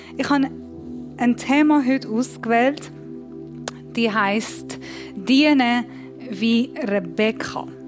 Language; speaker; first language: German; non-native, fluent; Persian